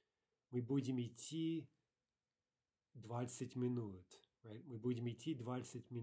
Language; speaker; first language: Russian; non-native, fluent; English